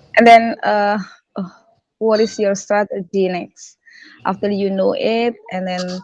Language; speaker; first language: English; non-native, learner; Indonesian